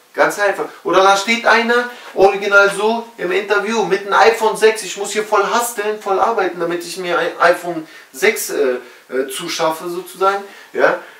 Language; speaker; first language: German; early bilingual, other home language; Russian